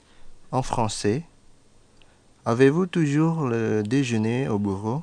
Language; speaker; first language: French; non-native, fluent; Indonesian